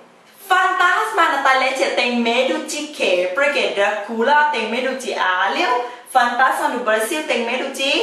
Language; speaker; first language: Portuguese; non-native, learner; Thai